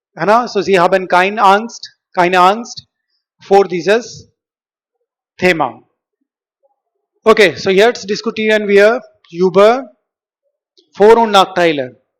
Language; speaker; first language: German; non-native, learner; Hindi